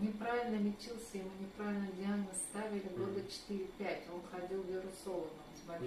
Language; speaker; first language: Russian; native; Russian